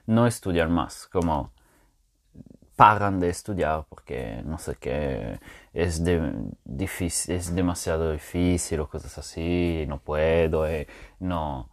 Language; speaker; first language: Spanish; non-native, fluent; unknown